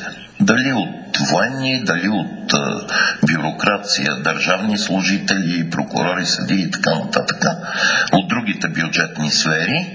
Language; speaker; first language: Bulgarian; native; Bulgarian